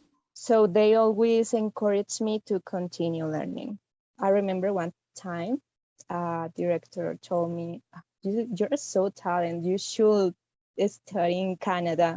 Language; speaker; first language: English; non-native, fluent; Spanish